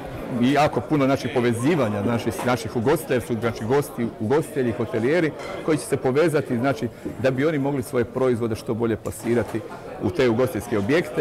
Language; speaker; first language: Croatian; native; Croatian